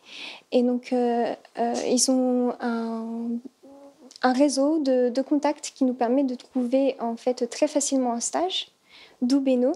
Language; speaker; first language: French; native; French